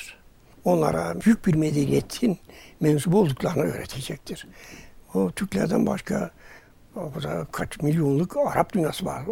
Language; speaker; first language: Turkish; native; Turkish